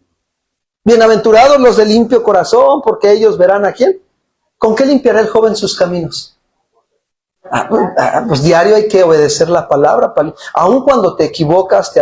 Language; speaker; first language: Spanish; native; Spanish